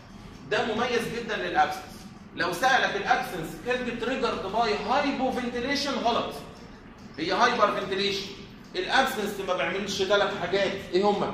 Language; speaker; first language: Arabic; native; Arabic